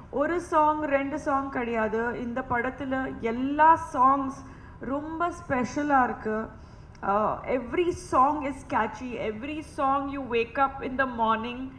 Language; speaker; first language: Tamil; non-native, fluent; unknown